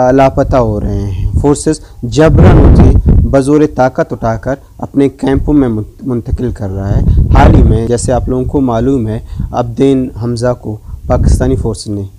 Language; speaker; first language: Urdu; non-native, local second language; Baluchi